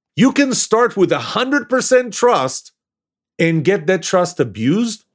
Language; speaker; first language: English; non-native, fluent; Hebrew